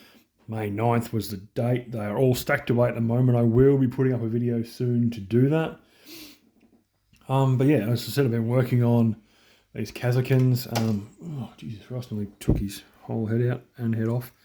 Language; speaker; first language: English; native; English